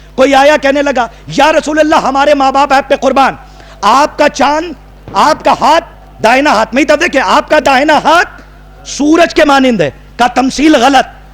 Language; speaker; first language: Urdu; native; Urdu